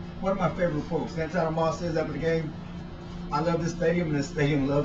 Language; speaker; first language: English; native; English